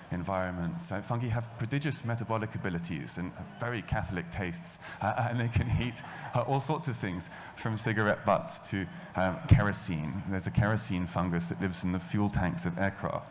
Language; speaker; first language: English; native; English